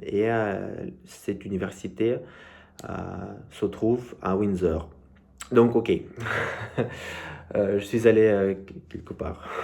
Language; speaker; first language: French; non-native, learner; Russian